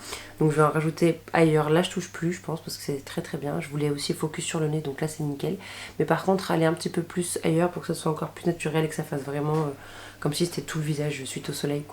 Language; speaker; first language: French; native; French